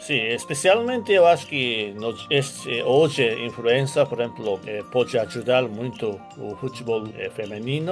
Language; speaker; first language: Portuguese; non-native, learner; Japanese